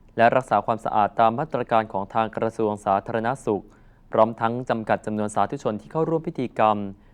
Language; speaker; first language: Thai; native; Thai